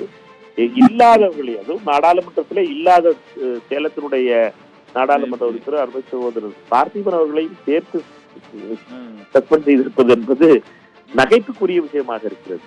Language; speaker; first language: Tamil; native; Tamil